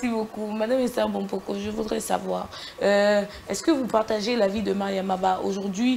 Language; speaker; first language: French; non-native, local second language; Lingala